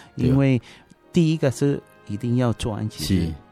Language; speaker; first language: Chinese; non-native, fluent; Spanish